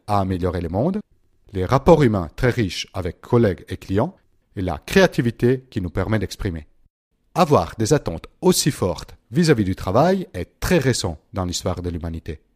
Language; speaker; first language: French; non-native, fluent; Italian